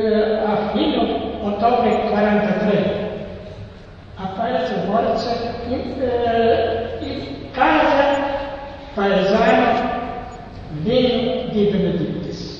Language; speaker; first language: Italian; non-native, learner; Serbian